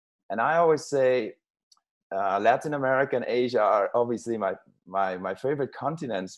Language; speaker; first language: English; non-native, fluent; Dutch